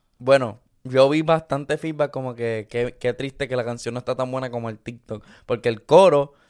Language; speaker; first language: Spanish; early bilingual, other home language; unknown